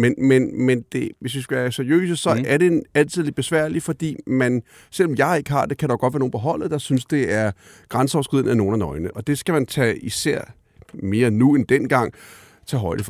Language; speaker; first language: Danish; native; Danish